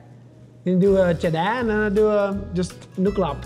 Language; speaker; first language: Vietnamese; non-native, learner; English